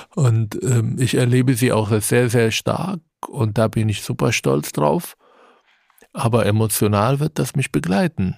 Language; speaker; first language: German; non-native, fluent; Arabic